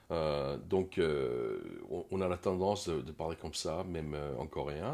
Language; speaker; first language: French; non-native, fluent; Korean